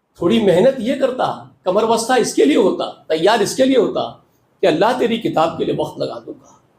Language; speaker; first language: Urdu; native; Urdu